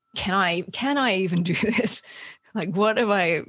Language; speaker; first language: English; native; English